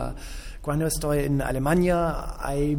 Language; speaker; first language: Spanish; non-native, fluent; German